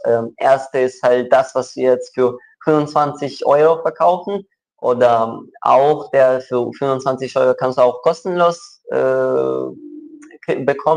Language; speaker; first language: German; non-native, local second language; Ukrainian